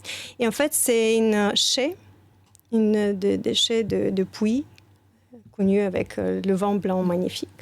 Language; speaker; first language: French; non-native, fluent; Bulgarian